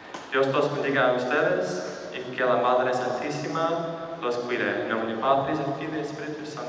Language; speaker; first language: Spanish; non-native, fluent; English